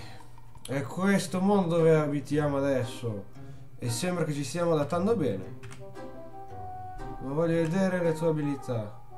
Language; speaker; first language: Italian; native; Italian